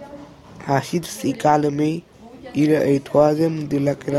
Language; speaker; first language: French; early bilingual, other home language; Chinese